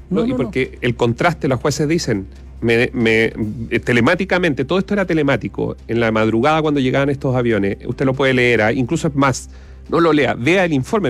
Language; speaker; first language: Spanish; native; Spanish